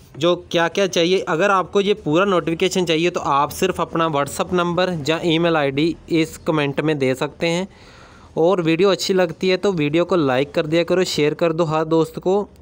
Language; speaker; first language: Hindi; non-native, local second language; Punjabi